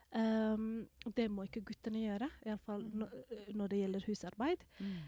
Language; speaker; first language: Norwegian; non-native, fluent; Somali